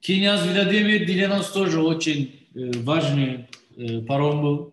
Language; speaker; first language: Russian; non-native, learner; Turkish